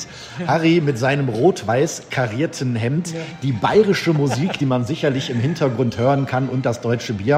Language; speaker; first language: German; native; German